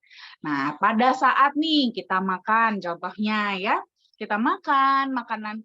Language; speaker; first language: Indonesian; native; Indonesian